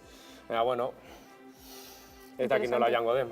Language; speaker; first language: Basque; non-native, local second language; Spanish